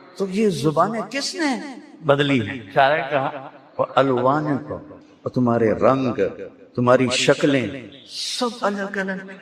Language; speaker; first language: Urdu; non-native, local second language; Punjabi